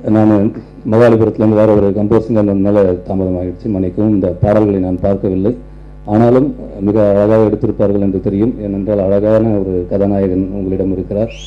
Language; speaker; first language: Tamil; native; Tamil